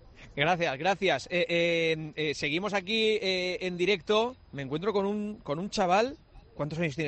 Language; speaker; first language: Spanish; native; Spanish